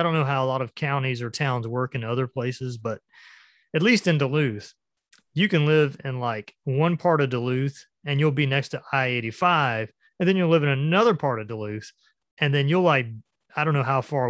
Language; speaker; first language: English; native; English